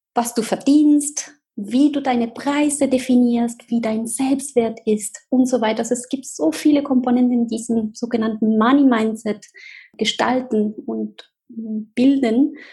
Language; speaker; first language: German; non-native, fluent; Spanish